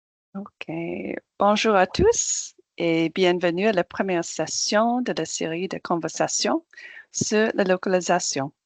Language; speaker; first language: French; non-native, fluent; English